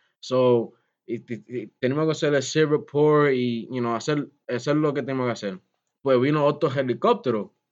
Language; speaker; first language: Spanish; early bilingual, heritage; Spanish